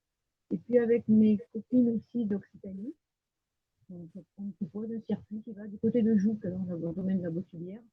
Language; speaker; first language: French; native; French